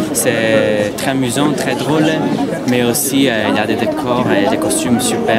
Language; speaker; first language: French; non-native, fluent; Italian